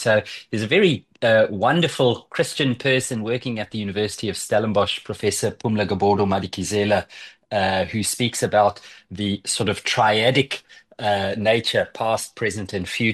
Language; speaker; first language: English; native; English